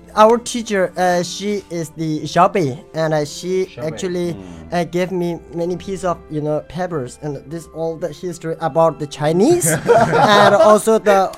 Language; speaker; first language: English; non-native, learner; Tibetan